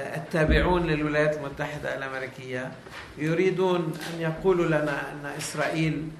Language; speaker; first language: Arabic; native; Arabic